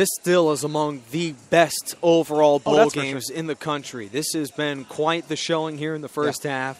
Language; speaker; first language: English; native; English